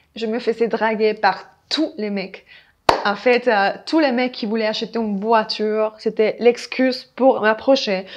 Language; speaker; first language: French; non-native, fluent; Spanish